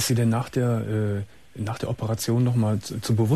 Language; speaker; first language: German; native; German